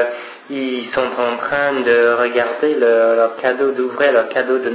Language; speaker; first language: French; non-native, fluent; English